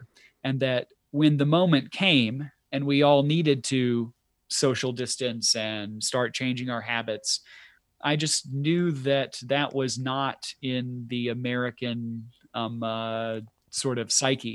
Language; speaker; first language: English; native; English